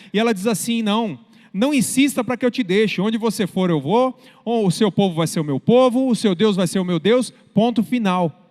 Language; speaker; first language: Portuguese; native; Portuguese